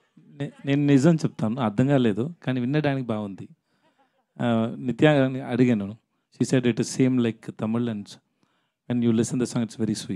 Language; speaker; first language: Telugu; non-native, learner; Tamil